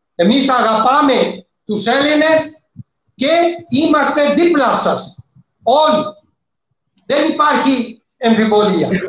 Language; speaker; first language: Greek; non-native, fluent; Urdu